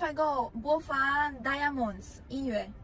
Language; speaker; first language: Chinese; non-native, learner; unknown